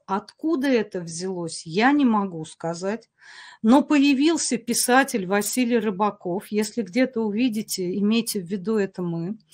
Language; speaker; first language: Russian; native; Russian